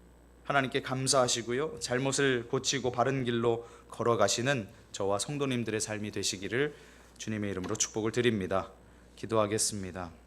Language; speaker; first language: Korean; native; Korean